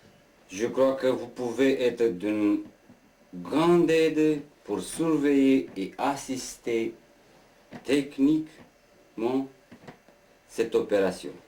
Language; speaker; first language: French; non-native, learner; Romanian